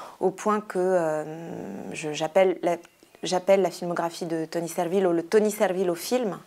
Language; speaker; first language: French; native; French